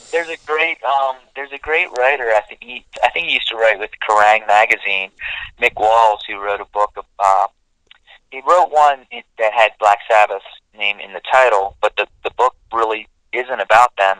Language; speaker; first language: English; native; English